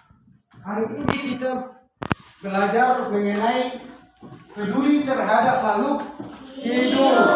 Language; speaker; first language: Indonesian; native; Indonesian